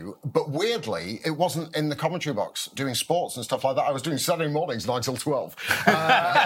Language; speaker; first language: English; native; English